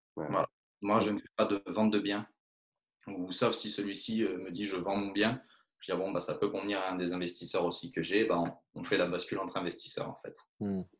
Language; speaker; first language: French; native; French